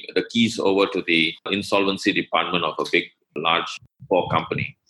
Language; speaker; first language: English; non-native, local second language; Tamil